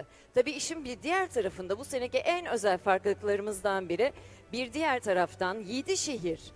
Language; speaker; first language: Turkish; native; Turkish